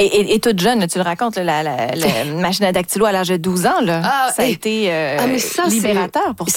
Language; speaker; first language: French; native; French